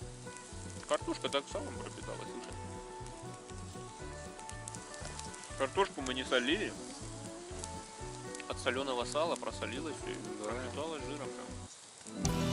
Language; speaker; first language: Russian; native; Russian